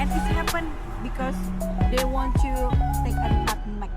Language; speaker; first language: English; non-native, learner; Indonesian